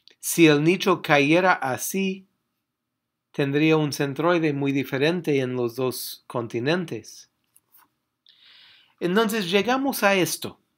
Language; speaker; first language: Spanish; non-native, fluent; English